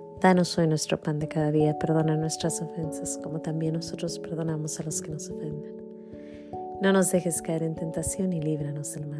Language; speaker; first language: Spanish; native; Spanish